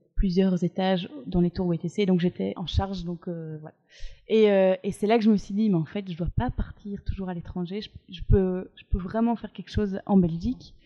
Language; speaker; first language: French; native; French